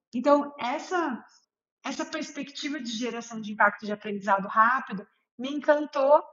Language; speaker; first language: Portuguese; native; Portuguese